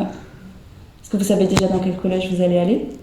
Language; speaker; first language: French; native; French